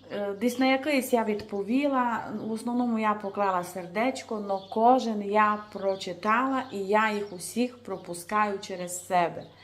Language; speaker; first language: Ukrainian; native; Ukrainian